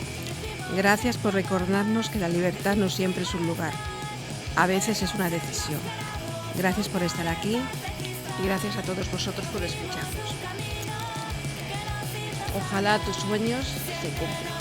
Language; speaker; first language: Spanish; native; Spanish